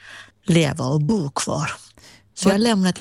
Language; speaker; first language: Swedish; non-native, fluent; Persian